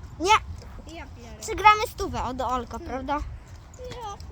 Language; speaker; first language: Polish; native; Polish